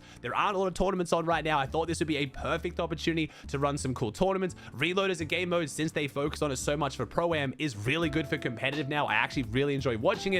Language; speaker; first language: English; native; English